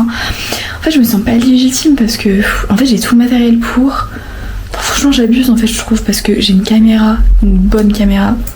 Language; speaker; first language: French; native; French